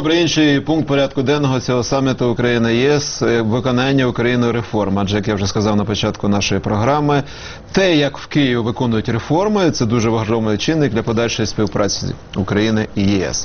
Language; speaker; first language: Ukrainian; native; Ukrainian